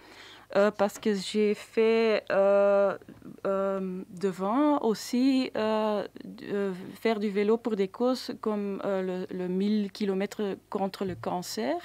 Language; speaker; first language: French; non-native, local second language; Dutch